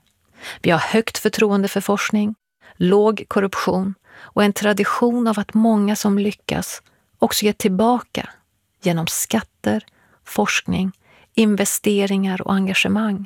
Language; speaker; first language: Swedish; early bilingual, other home language; Persian